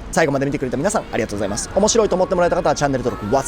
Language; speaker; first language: Japanese; native; Japanese